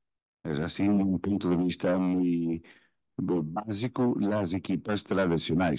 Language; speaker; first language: Spanish; non-native, fluent; Portuguese